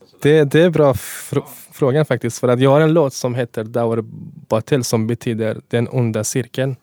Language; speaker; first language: Swedish; non-native, fluent; Persian